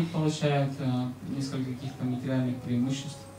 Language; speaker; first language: Russian; native; Russian